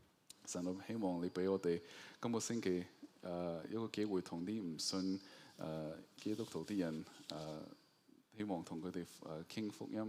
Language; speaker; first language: Cantonese; early bilingual, heritage; Cantonese